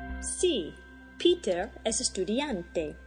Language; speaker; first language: Spanish; non-native, fluent; English